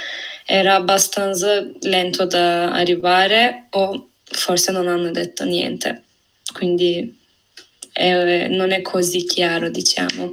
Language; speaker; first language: Italian; non-native, fluent; Turkish